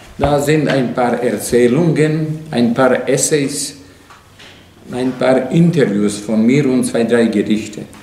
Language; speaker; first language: German; non-native, fluent; Serbian